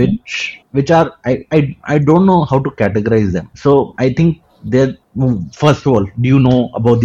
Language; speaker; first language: English; non-native, local second language; Hindi